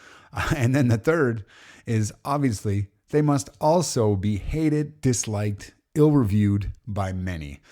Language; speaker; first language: English; native; English